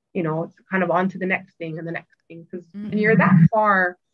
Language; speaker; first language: English; native; English